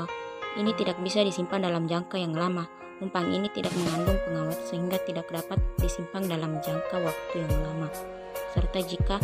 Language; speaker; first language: Indonesian; native; Indonesian